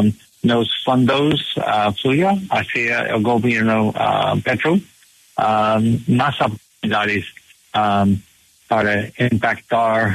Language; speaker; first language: Spanish; non-native, learner; English